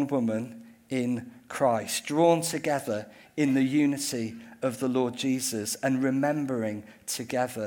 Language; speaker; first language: English; native; English